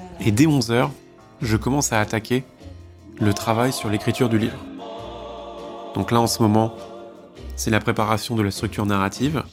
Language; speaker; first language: French; native; French